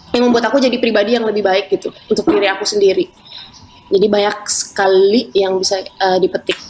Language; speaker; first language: Indonesian; native; Indonesian